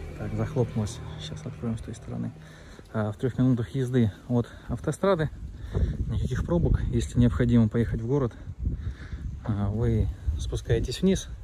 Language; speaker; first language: Russian; native; Russian